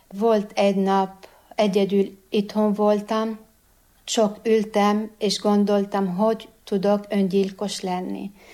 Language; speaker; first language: Hungarian; non-native, fluent; Arabic